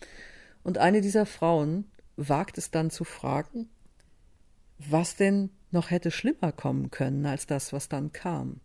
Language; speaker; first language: German; native; German